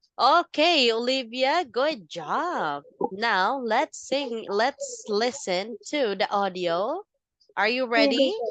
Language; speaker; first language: English; non-native, fluent; Filipino